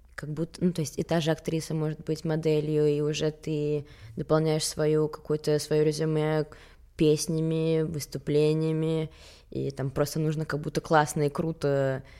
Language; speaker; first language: Russian; early bilingual, other home language; Swedish